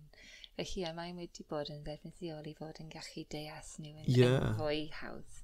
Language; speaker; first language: Welsh; non-native, learner; English